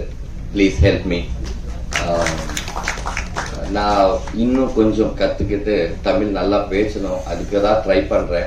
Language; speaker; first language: Tamil; non-native, learner; Telugu